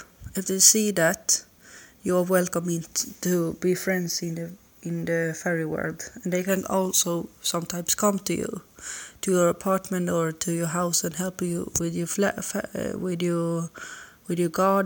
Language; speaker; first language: English; non-native, learner; Swedish